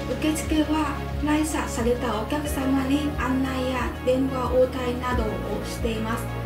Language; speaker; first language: Japanese; non-native, fluent; Vietnamese